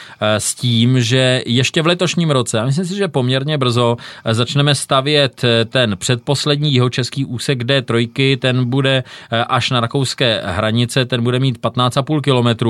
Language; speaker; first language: Czech; native; Czech